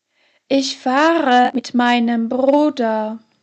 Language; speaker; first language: German; non-native, fluent; Slovak